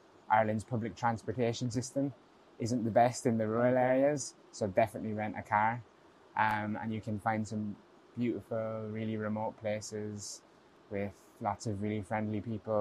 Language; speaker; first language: English; native; English